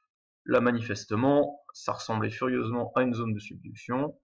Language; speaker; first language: French; native; French